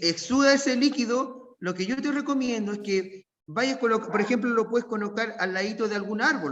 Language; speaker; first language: Spanish; native; Spanish